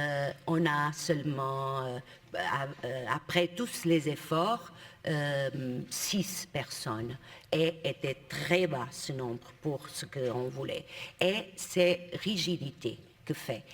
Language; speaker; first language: French; non-native, fluent; Portuguese